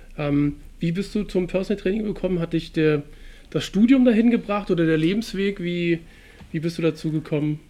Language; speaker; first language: German; native; German